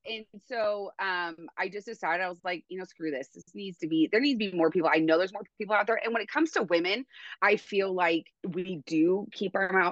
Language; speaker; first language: English; native; English